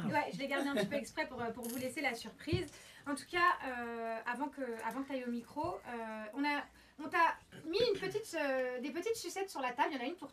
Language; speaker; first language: French; native; French